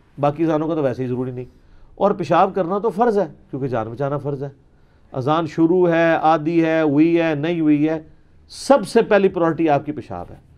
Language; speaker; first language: Urdu; non-native, local second language; Punjabi